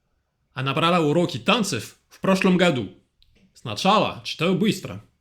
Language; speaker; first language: Russian; non-native, fluent; French